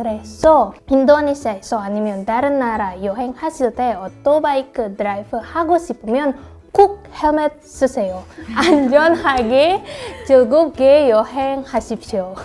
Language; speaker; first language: Korean; non-native, learner; Indonesian